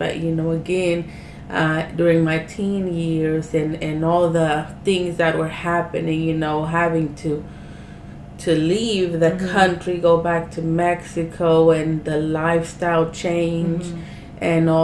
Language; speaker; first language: English; early bilingual, other home language; Spanish